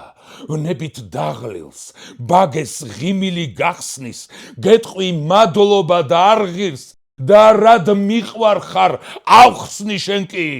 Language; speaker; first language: Georgian; native; Georgian